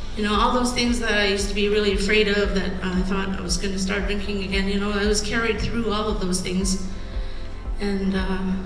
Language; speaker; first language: English; native; English